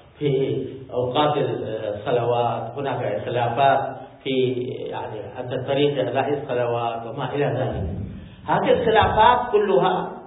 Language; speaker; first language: Arabic; non-native, fluent; Urdu